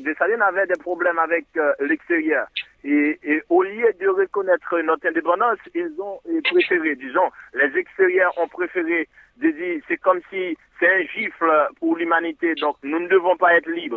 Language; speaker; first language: French; non-native, local second language; Haitian Creole